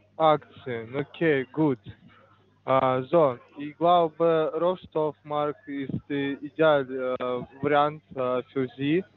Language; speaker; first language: German; non-native, learner; Russian